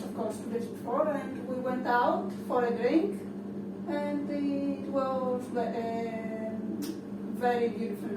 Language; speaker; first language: English; non-native, learner; Greek